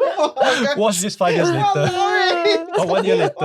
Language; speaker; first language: English; native; English